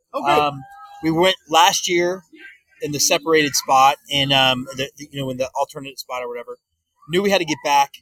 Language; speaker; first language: English; native; English